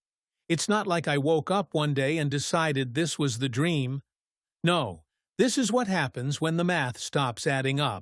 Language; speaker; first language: English; native; English